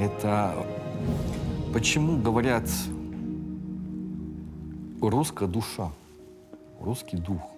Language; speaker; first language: Russian; early bilingual, heritage; French